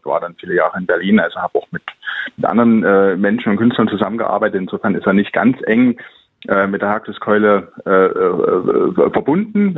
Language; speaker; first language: German; native; German